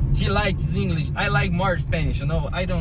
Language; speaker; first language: English; non-native, learner; Portuguese